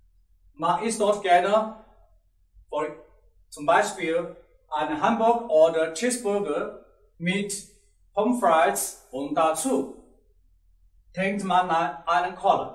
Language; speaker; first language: German; non-native, learner; Chinese